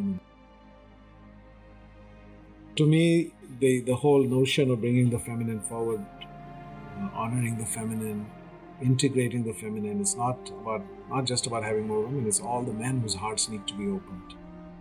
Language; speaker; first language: English; non-native, local second language; Hindi